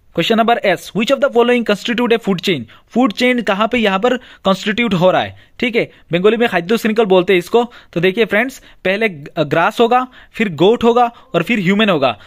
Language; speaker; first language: Hindi; non-native, local second language; Bangla